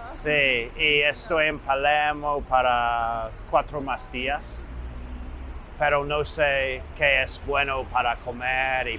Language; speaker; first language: Spanish; non-native, learner; English